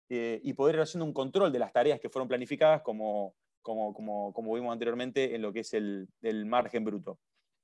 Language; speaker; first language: Spanish; native; Spanish